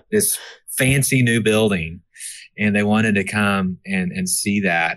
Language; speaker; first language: English; native; English